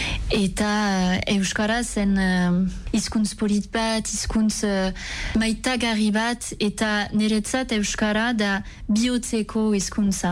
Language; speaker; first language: Basque; non-native, local second language; French